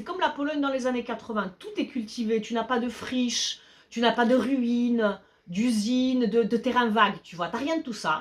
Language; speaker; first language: French; early bilingual, other home language; Polish